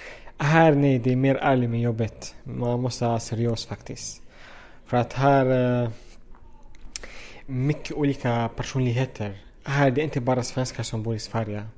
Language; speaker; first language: Swedish; non-native, fluent; Arabic